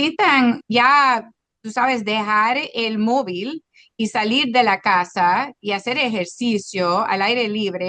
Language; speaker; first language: Spanish; non-native, local second language; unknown